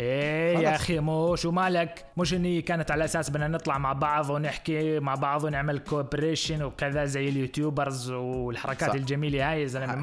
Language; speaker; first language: Arabic; native; Arabic